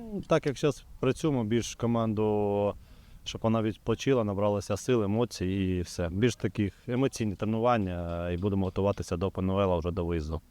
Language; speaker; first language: Ukrainian; native; Ukrainian